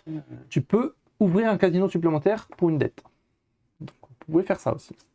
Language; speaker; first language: French; native; French